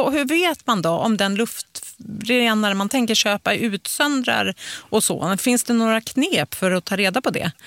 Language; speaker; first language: Swedish; native; Swedish